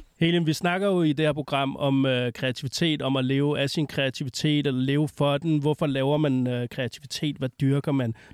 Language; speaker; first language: Danish; native; Danish